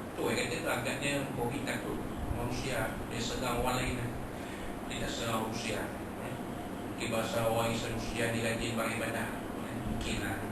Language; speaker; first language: Malay; native; Malay